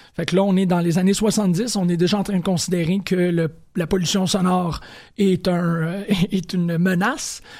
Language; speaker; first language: French; native; French